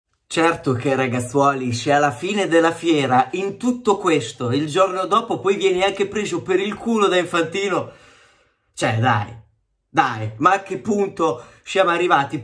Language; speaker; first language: Italian; native; Italian